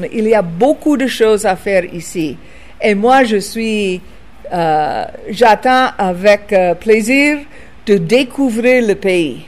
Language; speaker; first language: French; non-native, fluent; English